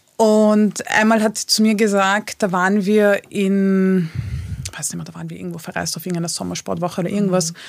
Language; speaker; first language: German; early bilingual, other home language; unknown